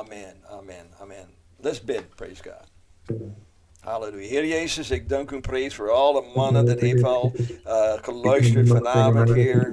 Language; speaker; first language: Dutch; non-native, fluent; English